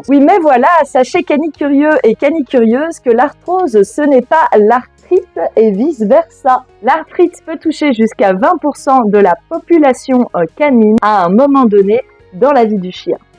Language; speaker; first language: French; native; French